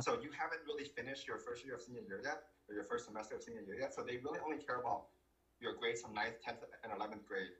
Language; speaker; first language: English; early bilingual, other home language; Vietnamese